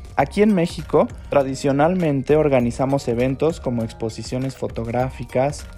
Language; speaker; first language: Spanish; non-native, fluent; Chinese